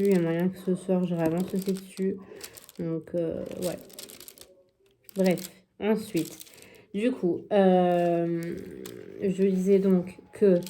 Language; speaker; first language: French; native; French